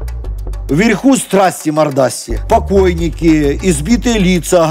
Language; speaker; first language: Russian; native; Russian